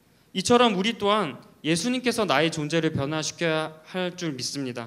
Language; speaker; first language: Korean; native; Korean